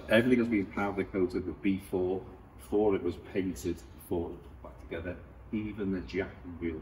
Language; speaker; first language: English; native; English